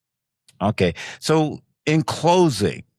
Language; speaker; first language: English; native; English